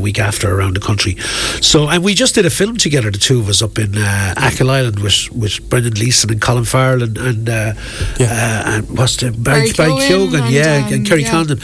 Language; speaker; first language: English; native; English